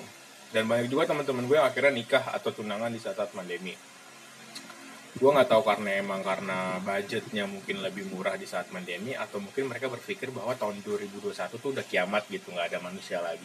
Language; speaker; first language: Indonesian; native; Indonesian